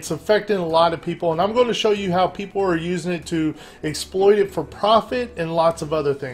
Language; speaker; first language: English; native; English